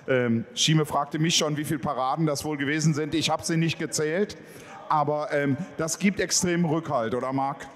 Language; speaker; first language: German; native; German